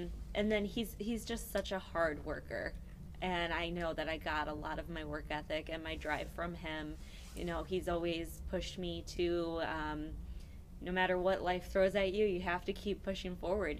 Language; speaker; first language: English; native; English